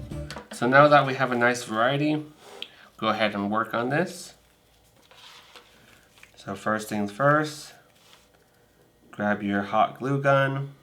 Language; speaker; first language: English; native; English